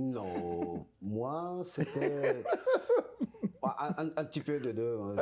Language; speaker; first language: French; non-native, fluent; Spanish